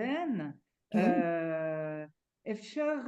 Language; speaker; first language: Hebrew; non-native, learner; French